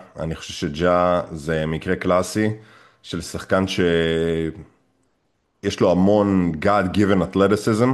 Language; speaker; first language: Hebrew; native; Hebrew